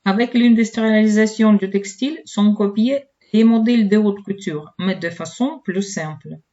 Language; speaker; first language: French; non-native, fluent; Ukrainian